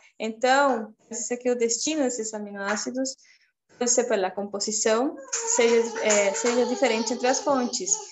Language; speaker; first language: Portuguese; non-native, fluent; Spanish